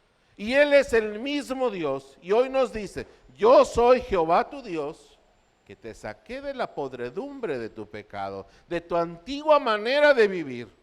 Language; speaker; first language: Spanish; native; Spanish